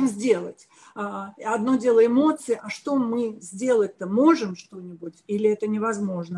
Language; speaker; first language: Russian; native; Russian